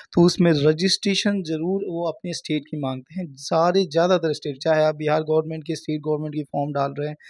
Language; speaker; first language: Hindi; native; Hindi